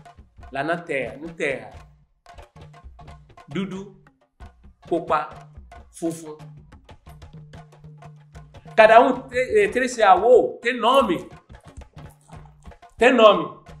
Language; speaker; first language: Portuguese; non-native, learner; Yoruba